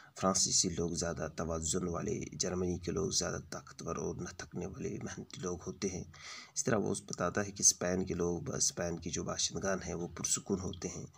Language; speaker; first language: Hindi; native; Hindi